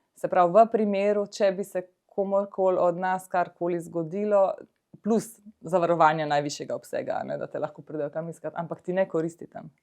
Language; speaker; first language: Slovenian; native; Slovenian